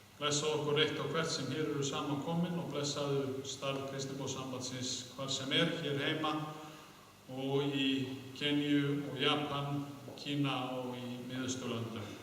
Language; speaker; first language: Icelandic; native; Icelandic